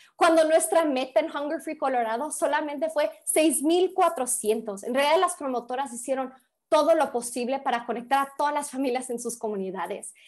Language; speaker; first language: Spanish; early bilingual, heritage; Spanish